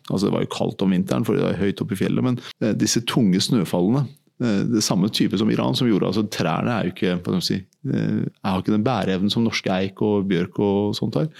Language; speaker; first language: Norwegian; early bilingual, other home language; Persian